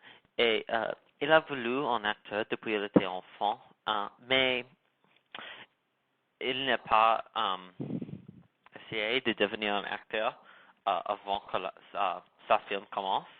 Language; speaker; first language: French; non-native, learner; English